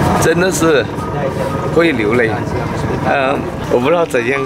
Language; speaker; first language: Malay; non-native, local second language; Chinese